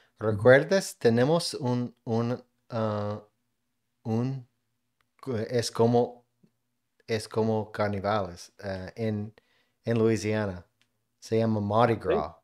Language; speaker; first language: Spanish; non-native, learner; English